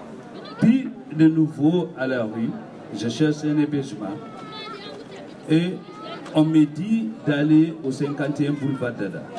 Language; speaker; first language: French; non-native, learner; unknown